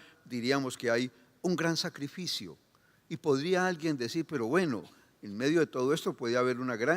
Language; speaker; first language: Spanish; native; Spanish